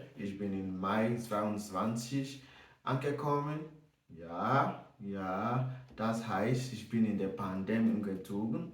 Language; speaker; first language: German; non-native, learner; English